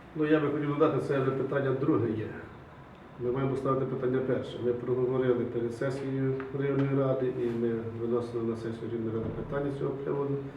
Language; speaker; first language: Ukrainian; native; Ukrainian